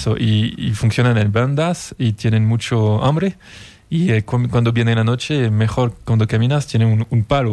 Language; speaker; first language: Spanish; non-native, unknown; French